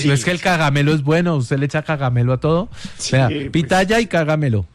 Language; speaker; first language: Spanish; native; Spanish